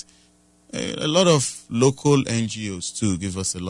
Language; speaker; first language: English; non-native, local second language; Igbo